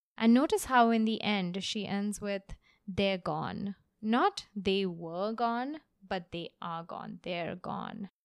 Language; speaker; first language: English; non-native, local second language; Hindi